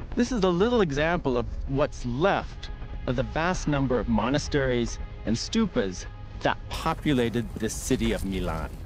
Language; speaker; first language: English; native; English